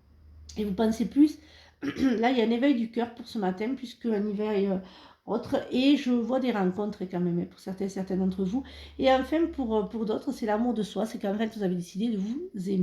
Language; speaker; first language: French; native; French